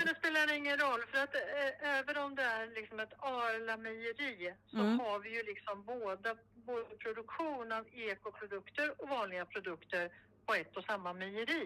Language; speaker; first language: Swedish; native; Swedish